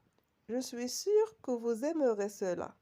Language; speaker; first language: French; non-native, local second language; Arabic